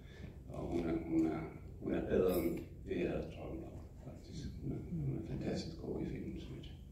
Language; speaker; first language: Danish; non-native, fluent; English